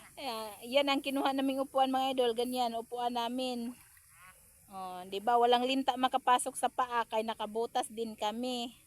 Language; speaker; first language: Filipino; non-native, local second language; Cebuano